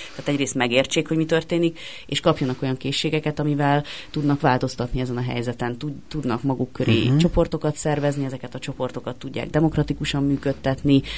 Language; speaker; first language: Hungarian; native; Hungarian